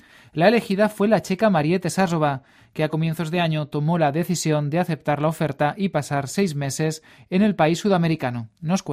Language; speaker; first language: Spanish; non-native, learner; English